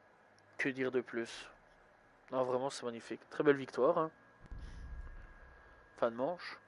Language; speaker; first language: French; native; French